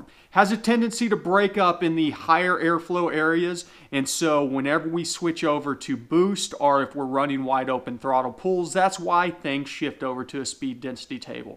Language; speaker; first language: English; native; English